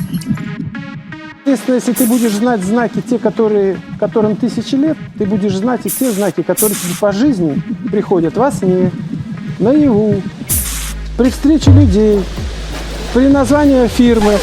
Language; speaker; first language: Russian; native; Russian